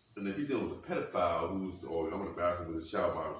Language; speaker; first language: English; native; English